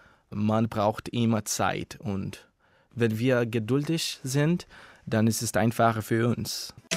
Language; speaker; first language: German; non-native, fluent; Portuguese